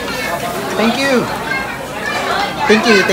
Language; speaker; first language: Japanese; non-native, learner; Filipino